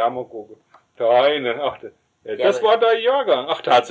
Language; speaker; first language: German; native; German